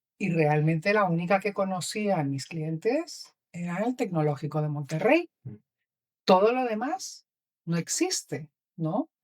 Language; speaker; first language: Spanish; native; Spanish